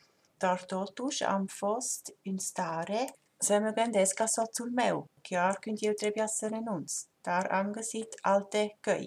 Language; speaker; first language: Romanian; non-native, fluent; German